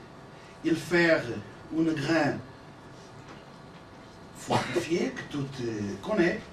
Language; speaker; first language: French; non-native, learner; Portuguese